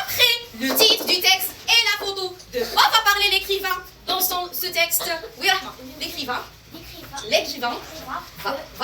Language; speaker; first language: French; non-native, local second language; Arabic